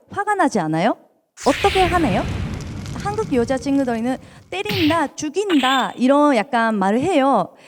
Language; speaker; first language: Korean; non-native, fluent; Japanese